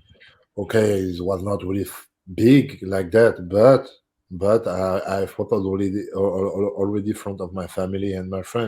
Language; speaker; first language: English; non-native, fluent; French